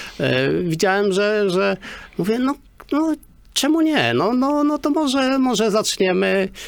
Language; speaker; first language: Polish; native; Polish